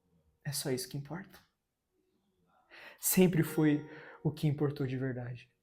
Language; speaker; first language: Portuguese; native; Portuguese